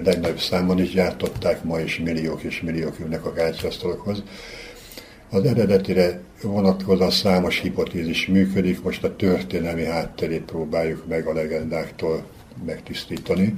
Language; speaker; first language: Hungarian; native; Hungarian